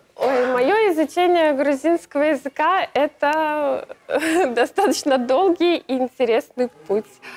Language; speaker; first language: Russian; native; Russian